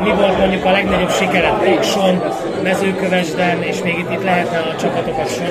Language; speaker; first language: Hungarian; native; Hungarian